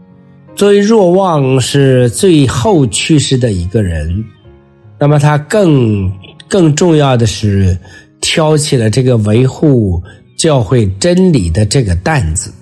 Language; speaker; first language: Chinese; native; Chinese